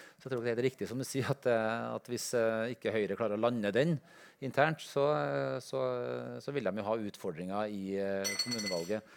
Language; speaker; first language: Norwegian; native; Norwegian